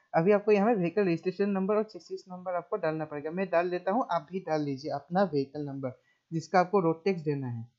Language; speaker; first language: Hindi; non-native, local second language; Assamese